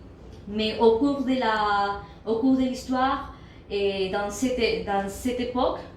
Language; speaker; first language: French; non-native, learner; Spanish